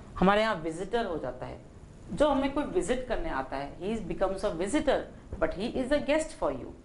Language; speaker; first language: Hindi; native; Hindi